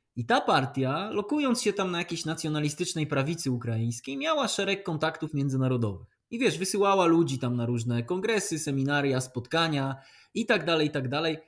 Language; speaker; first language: Polish; native; Polish